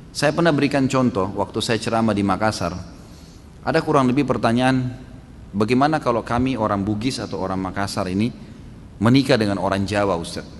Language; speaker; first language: Indonesian; native; Indonesian